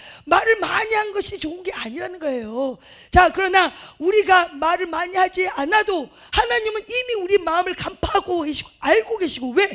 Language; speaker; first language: Korean; native; Korean